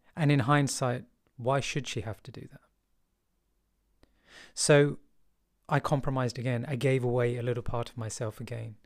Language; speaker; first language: English; early bilingual, other home language; Hindi